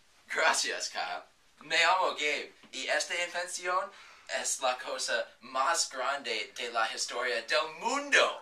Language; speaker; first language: Spanish; non-native, learner; English